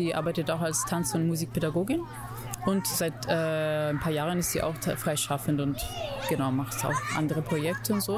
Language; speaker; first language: German; non-native, fluent; Italian